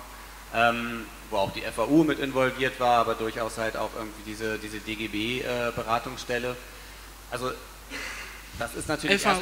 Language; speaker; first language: German; native; German